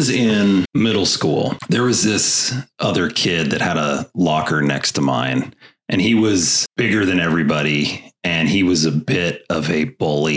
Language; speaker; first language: English; native; English